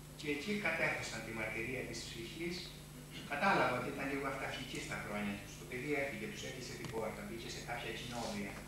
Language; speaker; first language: Greek; native; Greek